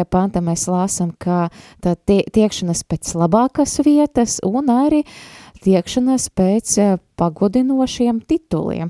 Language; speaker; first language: Latvian; non-native, local second language; Russian